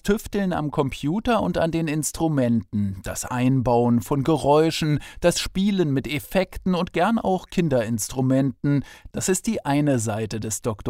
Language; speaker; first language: German; native; German